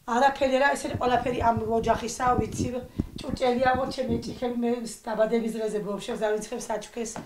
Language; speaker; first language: Georgian; native; Georgian